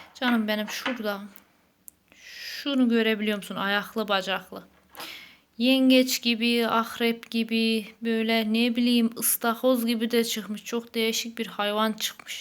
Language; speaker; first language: Turkish; native; Turkish